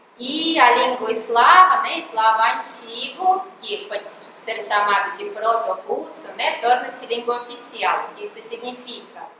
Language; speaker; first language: Portuguese; non-native, fluent; Russian